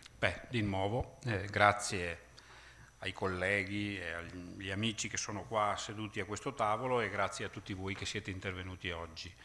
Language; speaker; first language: Italian; native; Italian